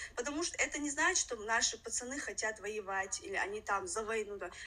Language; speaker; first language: Russian; non-native, local second language; Chechen